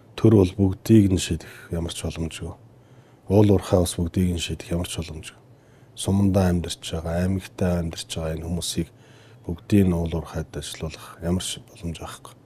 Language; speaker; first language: Mongolian; native; Mongolian